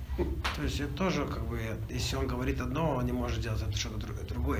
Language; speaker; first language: Russian; native; Russian